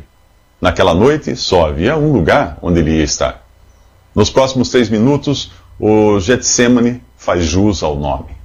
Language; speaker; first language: Portuguese; native; Portuguese